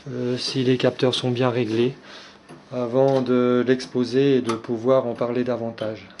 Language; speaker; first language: French; native; French